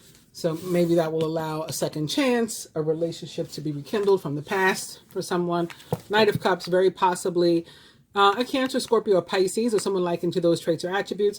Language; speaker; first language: English; native; English